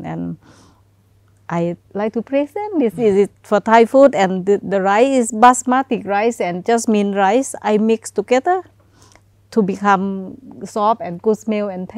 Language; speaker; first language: English; non-native, learner; Thai